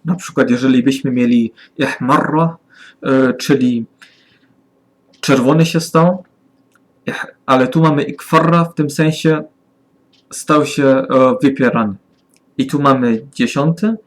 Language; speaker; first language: Polish; non-native, learner; German